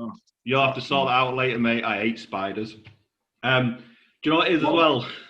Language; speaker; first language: English; native; English